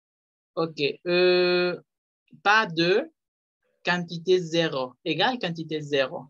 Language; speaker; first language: French; non-native, fluent; Spanish